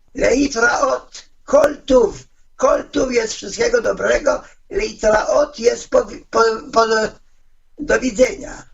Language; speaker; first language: Polish; non-native, fluent; Hebrew